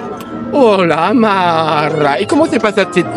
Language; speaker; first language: Spanish; non-native, learner; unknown